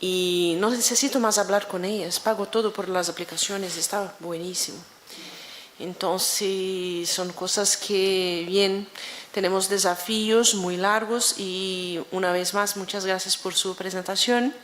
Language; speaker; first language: Spanish; non-native, fluent; Portuguese